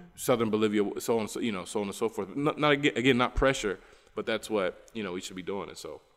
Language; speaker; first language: English; native; English